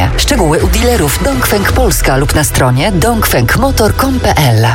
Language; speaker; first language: Polish; native; Polish